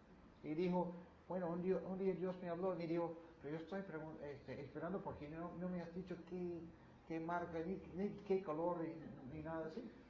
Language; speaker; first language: Spanish; non-native, fluent; English